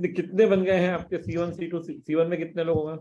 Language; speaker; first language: Hindi; native; Hindi